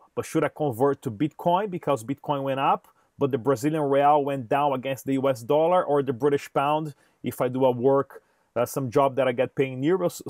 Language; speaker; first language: English; non-native, fluent; Portuguese